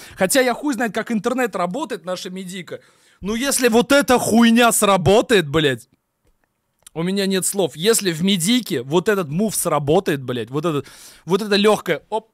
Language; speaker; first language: Russian; native; Russian